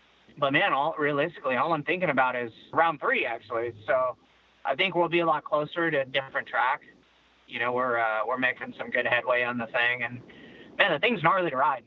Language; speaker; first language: English; native; English